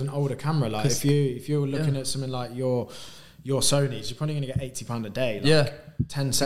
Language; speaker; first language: English; native; English